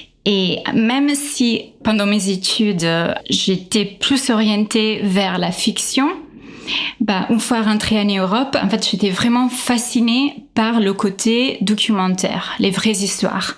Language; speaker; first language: French; non-native, fluent; Italian